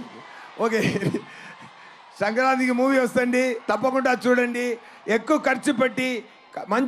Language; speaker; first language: Telugu; non-native, local second language; Tamil